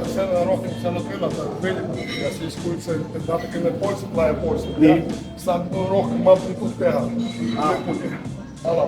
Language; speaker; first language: Estonian; non-native, learner; Russian